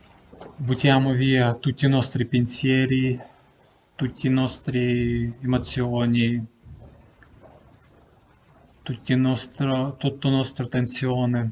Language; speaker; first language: Italian; non-native, learner; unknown